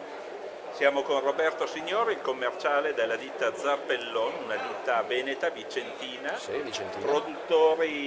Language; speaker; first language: Italian; native; Italian